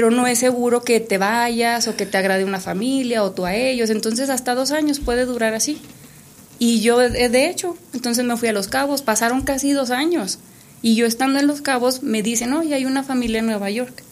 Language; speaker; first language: Spanish; native; Spanish